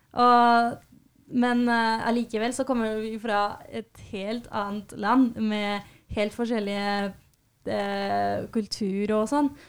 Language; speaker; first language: Norwegian; non-native, fluent; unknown